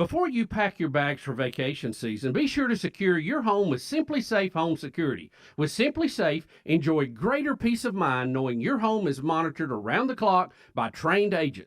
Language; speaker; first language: English; native; English